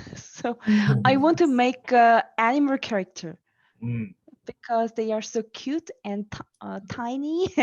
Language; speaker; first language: English; non-native, learner; Korean